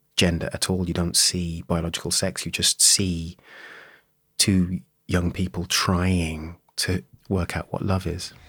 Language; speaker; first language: English; native; English